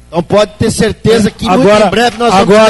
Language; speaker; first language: Portuguese; native; Portuguese